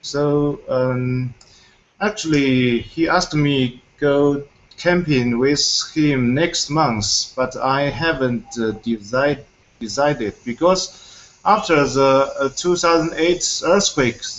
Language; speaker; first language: English; non-native, fluent; Chinese